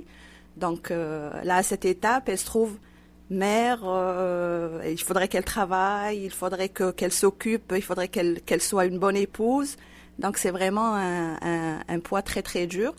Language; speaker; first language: French; non-native, local second language; Arabic